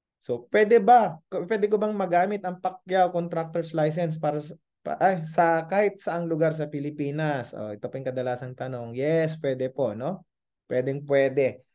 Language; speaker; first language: Filipino; non-native, local second language; Iloko